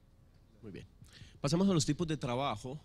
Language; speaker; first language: Spanish; native; Spanish